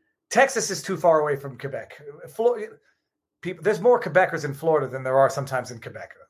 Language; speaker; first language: English; native; English